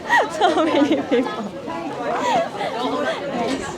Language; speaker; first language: English; non-native, fluent; Japanese